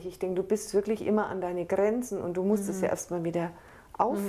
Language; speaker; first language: German; native; German